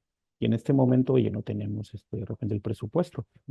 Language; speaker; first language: Spanish; native; Spanish